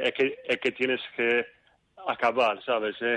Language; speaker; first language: Spanish; non-native, fluent; Italian